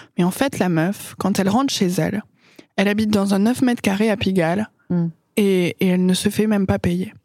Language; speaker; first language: French; non-native, fluent; English